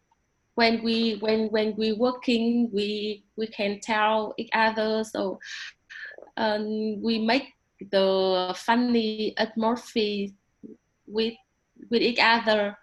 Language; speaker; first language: English; non-native, learner; Vietnamese